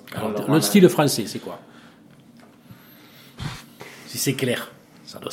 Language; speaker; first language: French; native; French